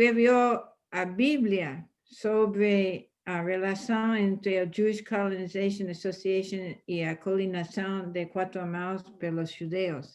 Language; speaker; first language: Portuguese; non-native, fluent; English